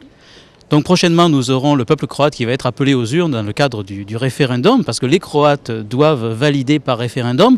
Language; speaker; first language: French; native; French